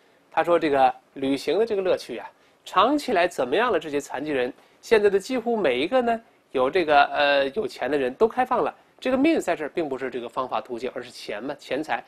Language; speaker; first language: Chinese; native; Chinese